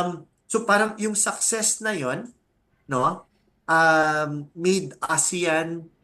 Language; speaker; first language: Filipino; native; Filipino